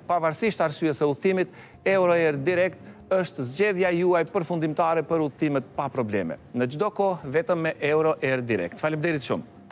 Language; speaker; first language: Albanian; native; Albanian